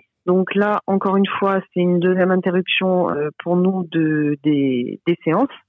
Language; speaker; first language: French; native; French